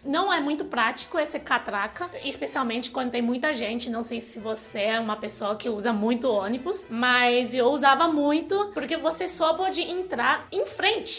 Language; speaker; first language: Portuguese; non-native, fluent; Chinese